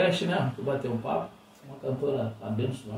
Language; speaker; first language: Portuguese; native; Portuguese